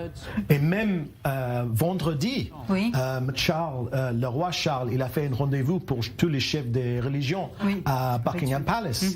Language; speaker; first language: French; non-native, learner; English